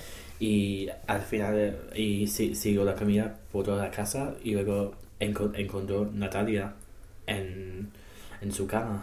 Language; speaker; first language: Spanish; non-native, learner; English